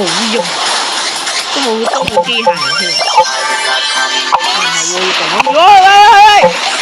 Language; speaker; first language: Chinese; early bilingual, heritage; Cantonese